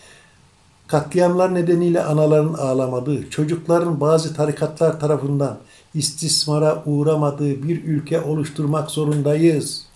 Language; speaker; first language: Turkish; native; Turkish